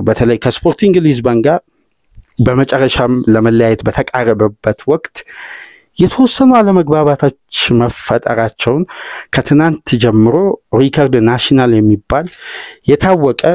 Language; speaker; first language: Amharic; native; Amharic